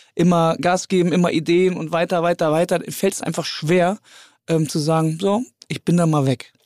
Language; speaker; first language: German; native; German